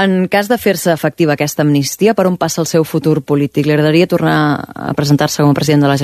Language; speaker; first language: Catalan; native; Catalan